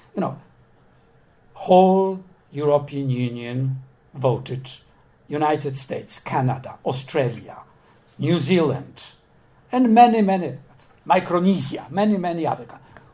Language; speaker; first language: English; non-native, fluent; Polish